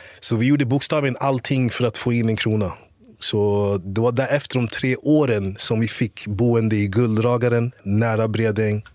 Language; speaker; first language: Swedish; early bilingual, other home language; English